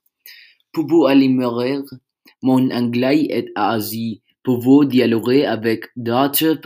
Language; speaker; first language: French; non-native, learner; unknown